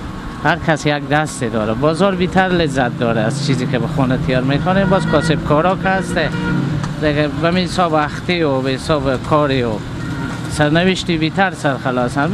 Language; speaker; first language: Persian; native; Persian